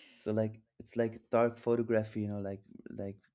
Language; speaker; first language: English; non-native, fluent; German